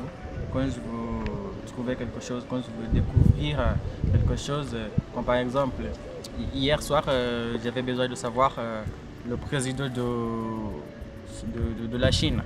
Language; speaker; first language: French; non-native, learner; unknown